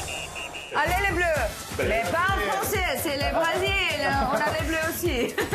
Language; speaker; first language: French; non-native, learner; Portuguese